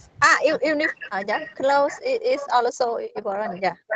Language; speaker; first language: English; non-native, learner; Vietnamese